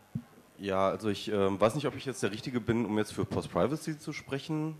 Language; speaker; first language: German; native; German